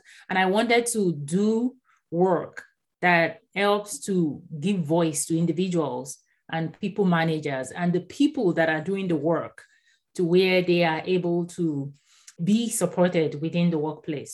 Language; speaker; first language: English; non-native, local second language; Yoruba